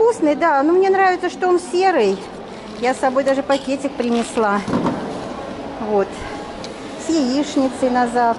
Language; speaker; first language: Russian; native; Russian